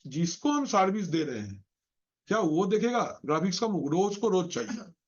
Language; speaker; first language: Hindi; non-native, local second language; Bangla